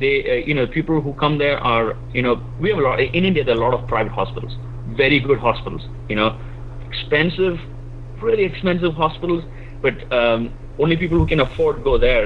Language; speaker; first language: English; non-native, local second language; Malayalam